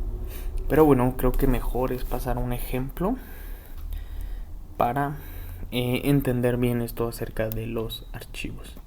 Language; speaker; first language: Spanish; native; Spanish